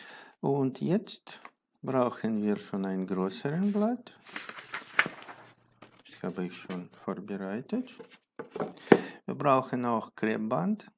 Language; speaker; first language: German; non-native, fluent; Russian